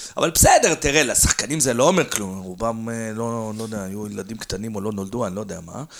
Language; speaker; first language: Hebrew; native; Hebrew